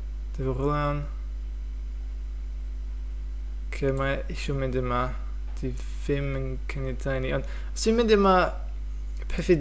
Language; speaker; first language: Welsh; non-native, fluent; English